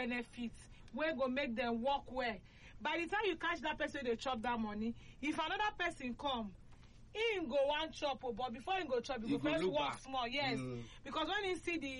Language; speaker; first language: English; non-native, local second language; Igbo